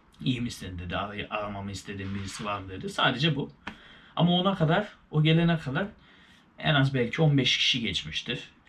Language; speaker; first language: Turkish; native; Turkish